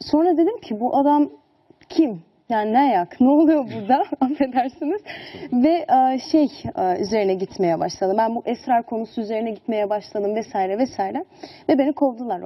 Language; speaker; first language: Turkish; early bilingual, heritage; Turkish